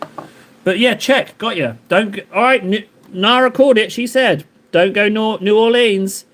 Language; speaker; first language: English; native; English